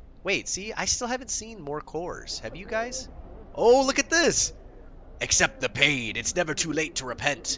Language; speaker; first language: English; native; English